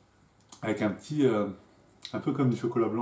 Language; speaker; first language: French; native; French